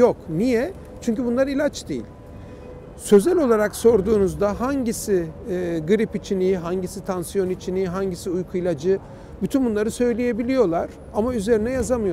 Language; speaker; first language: Turkish; native; Turkish